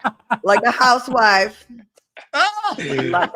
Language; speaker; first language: English; native; English